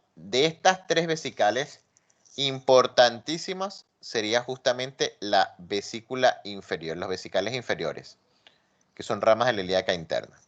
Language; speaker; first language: Spanish; native; Spanish